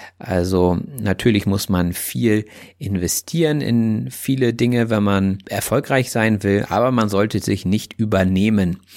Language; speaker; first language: German; native; German